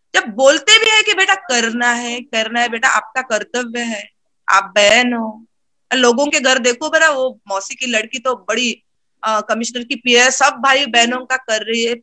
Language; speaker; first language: Hindi; non-native, local second language; Marathi